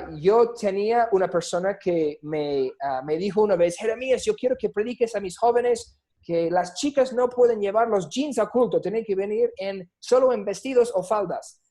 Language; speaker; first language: Spanish; non-native, fluent; English